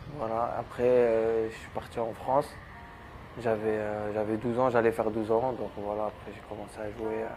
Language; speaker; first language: French; early bilingual, other home language; Arabic